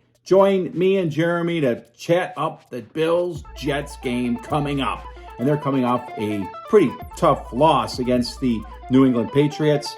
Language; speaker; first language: English; native; English